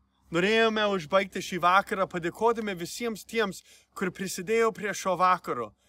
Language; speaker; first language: Lithuanian; early bilingual, heritage; Lithuanian